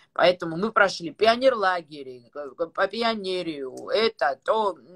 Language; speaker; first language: Russian; non-native, fluent; Georgian